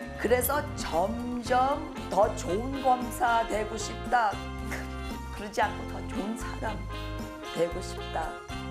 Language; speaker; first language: Korean; early bilingual, heritage; Korean